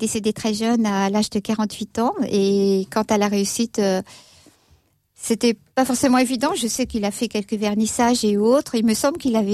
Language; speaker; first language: French; native; French